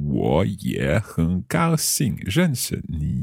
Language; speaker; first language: Chinese; non-native, learner; English